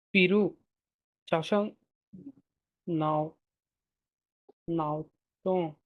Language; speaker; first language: Chinese; non-native, learner; Bangla